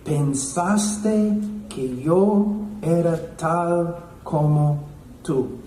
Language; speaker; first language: Spanish; non-native, fluent; English